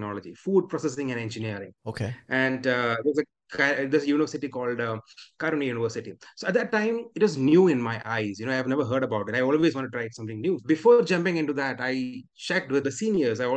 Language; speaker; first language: English; non-native, local second language; Malayalam